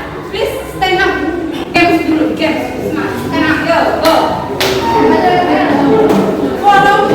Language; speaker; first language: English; non-native, learner; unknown